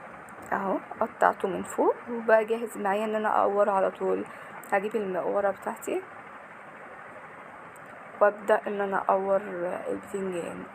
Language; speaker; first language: Arabic; native; Arabic